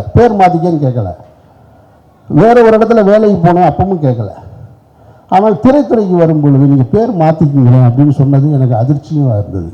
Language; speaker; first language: Tamil; native; Tamil